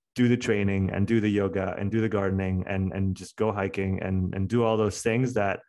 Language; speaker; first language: English; non-native, fluent; French